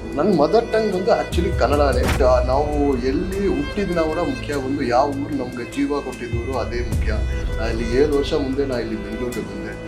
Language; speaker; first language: Kannada; non-native, local second language; English